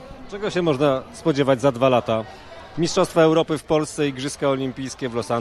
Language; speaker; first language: Polish; native; Polish